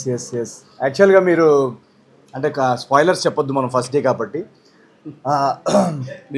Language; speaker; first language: Telugu; native; Telugu